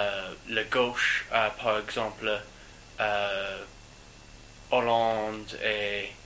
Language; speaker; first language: French; non-native, learner; English